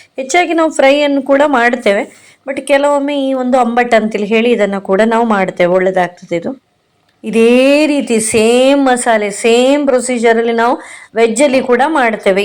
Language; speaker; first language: Kannada; non-native, local second language; Konkani